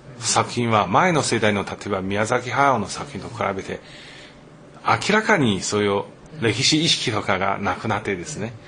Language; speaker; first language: Japanese; non-native, fluent; Chinese